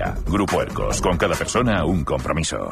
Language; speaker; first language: Spanish; native; Spanish